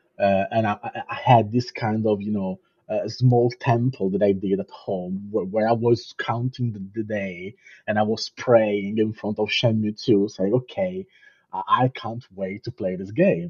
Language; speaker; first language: English; non-native, fluent; Italian